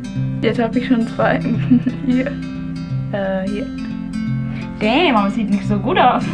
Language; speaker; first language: German; non-native, fluent; Cantonese